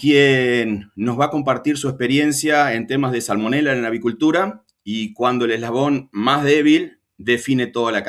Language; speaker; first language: Spanish; native; Spanish